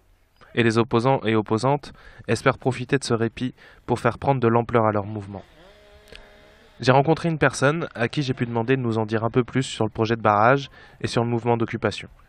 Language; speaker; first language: French; native; French